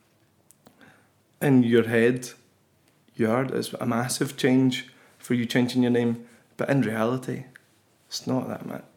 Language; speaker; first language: English; native; English